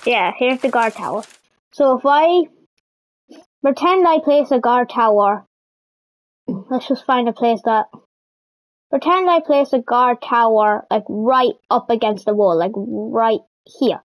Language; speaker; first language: English; native; English